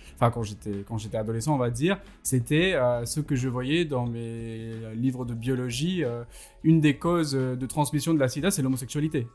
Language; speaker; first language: French; non-native, fluent; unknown